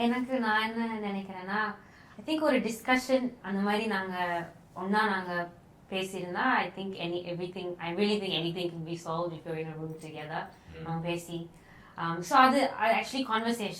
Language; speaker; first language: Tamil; early bilingual, heritage; Tamil